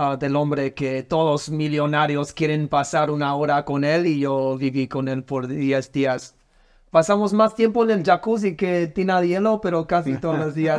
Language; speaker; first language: Spanish; non-native, learner; English